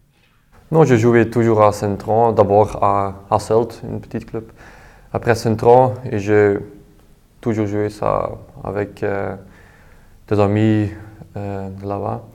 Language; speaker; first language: French; non-native, local second language; Dutch